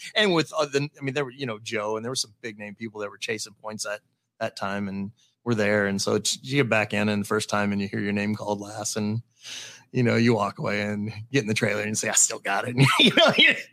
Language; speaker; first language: English; native; English